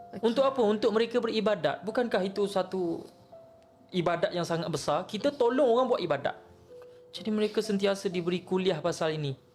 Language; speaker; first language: Malay; native; Malay